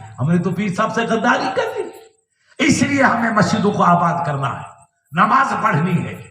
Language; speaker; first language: Urdu; non-native, local second language; Sindhi